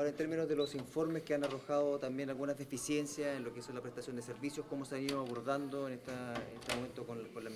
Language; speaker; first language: Spanish; native; Spanish